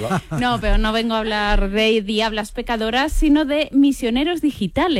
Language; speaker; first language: Spanish; native; Spanish